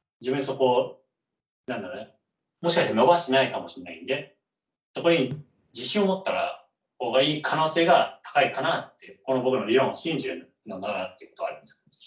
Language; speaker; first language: Japanese; native; Japanese